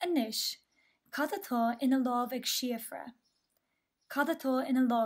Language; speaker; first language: Irish; non-native, local second language; English